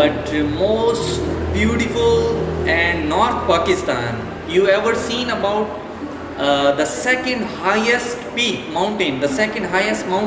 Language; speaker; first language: English; non-native, fluent; Urdu